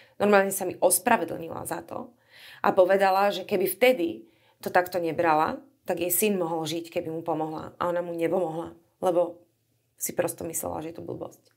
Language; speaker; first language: Slovak; native; Slovak